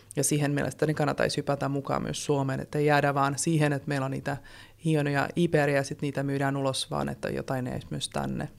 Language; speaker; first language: Finnish; non-native, fluent; Czech